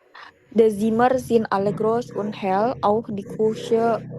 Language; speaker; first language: German; non-native, learner; Indonesian